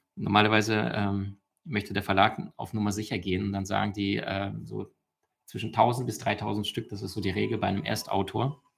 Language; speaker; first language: German; early bilingual, other home language; Russian